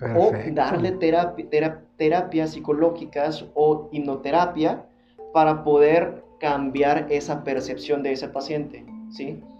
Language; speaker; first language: Spanish; non-native, fluent; Korean